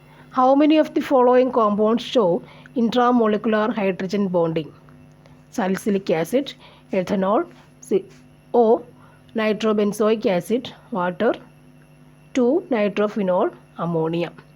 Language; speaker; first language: English; non-native, local second language; Malayalam